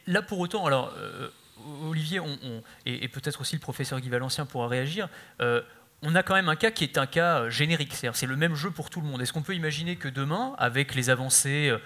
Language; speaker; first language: French; native; French